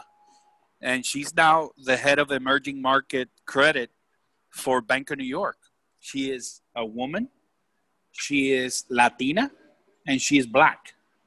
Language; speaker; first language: English; non-native, fluent; Spanish